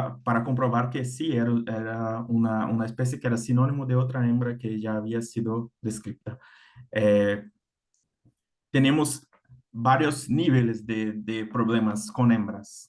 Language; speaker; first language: Spanish; non-native, fluent; Portuguese